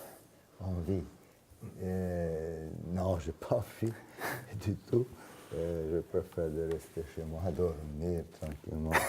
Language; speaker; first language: French; non-native, fluent; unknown